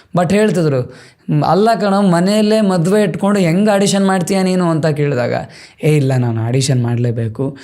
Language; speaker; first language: Kannada; native; Kannada